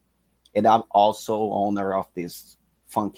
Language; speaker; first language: English; non-native, fluent; Portuguese